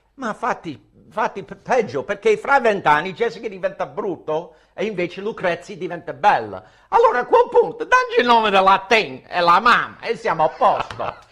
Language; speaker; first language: Italian; non-native, fluent; English